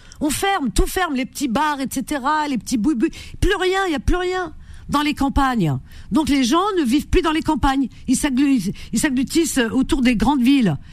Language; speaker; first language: French; native; French